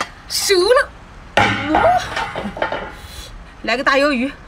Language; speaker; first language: Chinese; native; Chinese